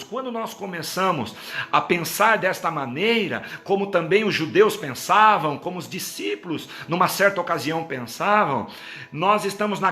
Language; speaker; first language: Portuguese; native; Portuguese